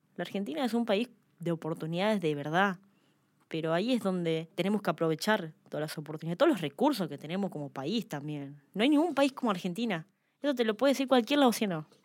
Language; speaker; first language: Spanish; early bilingual, other home language; Lao